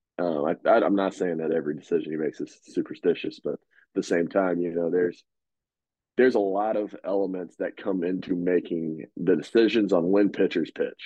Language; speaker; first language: English; native; English